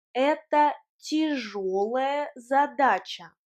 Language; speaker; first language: Russian; non-native, fluent; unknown